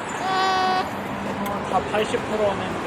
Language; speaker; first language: Korean; non-native, learner; English